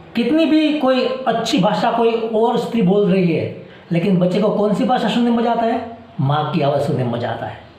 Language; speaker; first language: Hindi; non-native, local second language; Gujarati